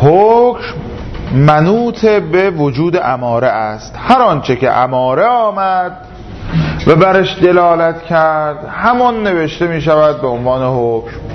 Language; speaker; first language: Persian; native; Persian